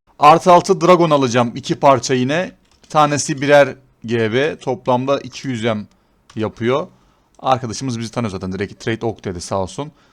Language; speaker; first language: Turkish; native; Turkish